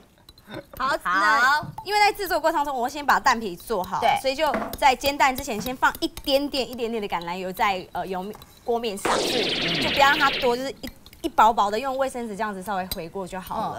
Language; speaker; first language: Chinese; native; Chinese